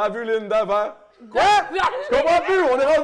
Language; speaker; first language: French; native; French